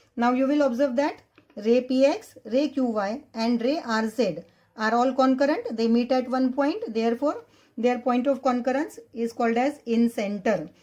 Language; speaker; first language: English; non-native, local second language; Marathi